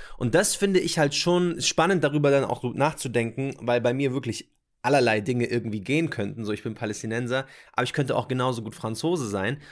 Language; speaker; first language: German; native; German